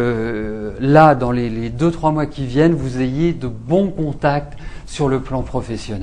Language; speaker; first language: French; native; French